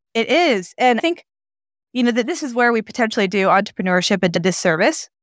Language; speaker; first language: English; non-native, fluent; Japanese